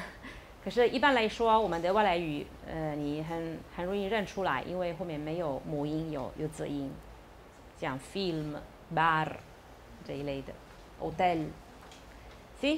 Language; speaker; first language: Chinese; non-native, fluent; Italian